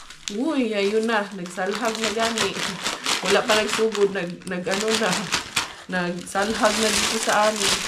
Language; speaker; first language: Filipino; non-native, local second language; Cebuano